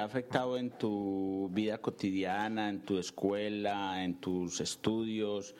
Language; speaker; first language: Spanish; native; Spanish